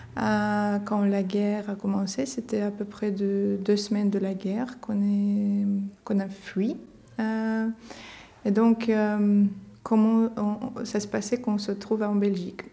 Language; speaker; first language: French; non-native, fluent; Russian